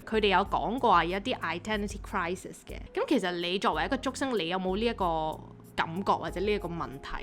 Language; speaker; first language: Cantonese; native; Cantonese